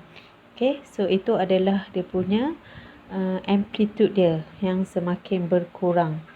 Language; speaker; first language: Malay; native; Malay